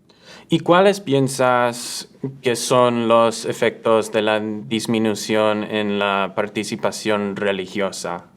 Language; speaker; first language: Spanish; early bilingual, other home language; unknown